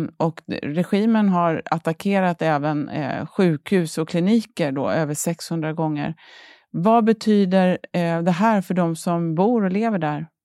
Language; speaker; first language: Swedish; native; Swedish